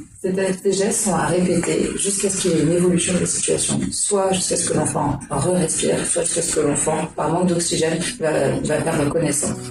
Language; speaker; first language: French; native; French